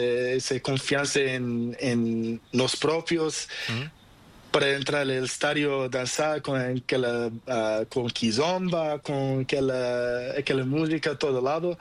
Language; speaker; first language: Spanish; non-native, learner; Portuguese